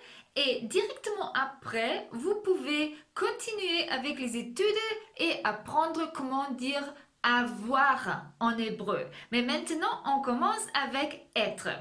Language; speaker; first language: French; non-native, fluent; Hebrew